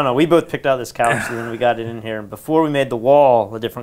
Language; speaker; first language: English; native; English